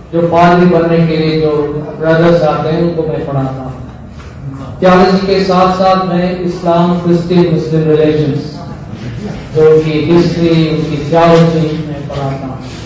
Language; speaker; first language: Hindi; non-native, local second language; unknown